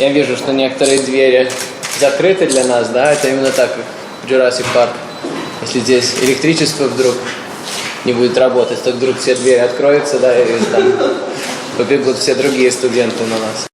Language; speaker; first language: Russian; early bilingual, heritage; Russian